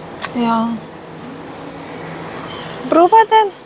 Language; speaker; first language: Swedish; non-native, local second language; Filipino